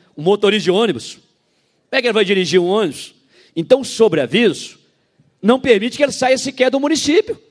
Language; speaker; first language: Portuguese; native; Portuguese